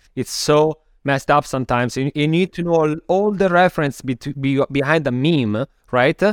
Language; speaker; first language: English; non-native, fluent; Italian